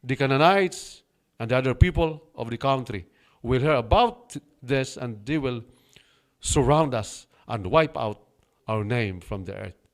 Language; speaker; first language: English; non-native, local second language; Filipino